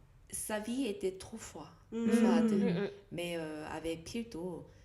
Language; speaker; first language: French; non-native, learner; Korean